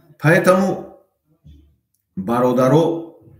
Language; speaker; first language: Russian; non-native, fluent; Tajik